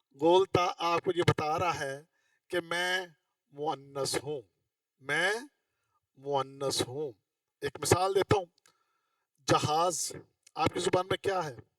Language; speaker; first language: Urdu; non-native, local second language; Punjabi